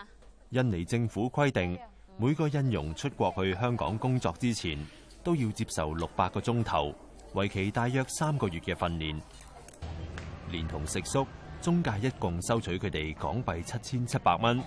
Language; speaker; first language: Cantonese; native; Cantonese